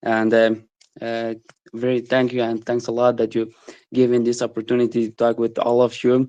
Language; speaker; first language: English; non-native, learner; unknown